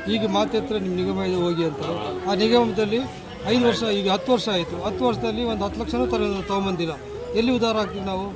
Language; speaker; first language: Kannada; non-native, local second language; Lambadi